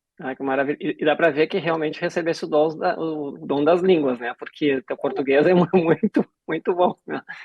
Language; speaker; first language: Portuguese; native; Portuguese